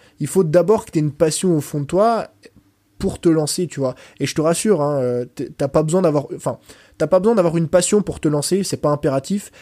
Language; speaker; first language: French; early bilingual, other home language; Portuguese